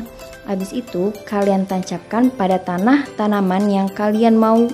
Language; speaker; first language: Indonesian; native; Indonesian